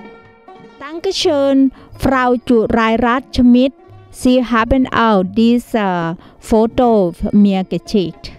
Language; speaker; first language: German; non-native, learner; Thai